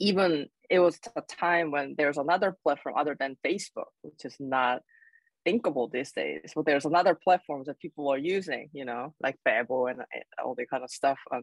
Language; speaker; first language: English; non-native, fluent; Korean